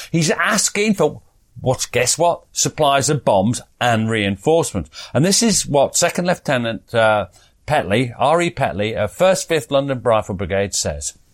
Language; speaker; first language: English; native; English